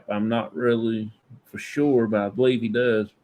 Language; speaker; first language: English; native; English